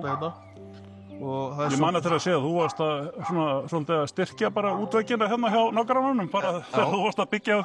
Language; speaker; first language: Icelandic; native; Icelandic